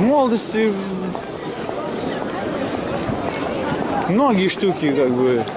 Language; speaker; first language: Russian; native; Russian